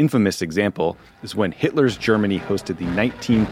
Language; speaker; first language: English; native; English